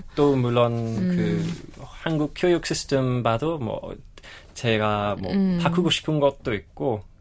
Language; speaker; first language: Korean; non-native, learner; English